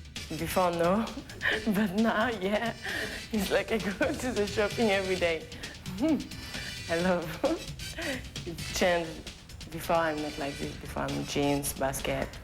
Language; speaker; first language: English; non-native, learner; French